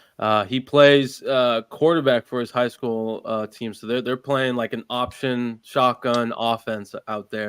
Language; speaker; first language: English; native; English